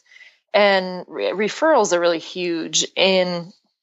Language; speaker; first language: English; native; English